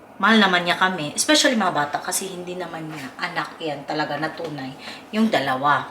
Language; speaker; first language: Filipino; non-native, local second language; Cebuano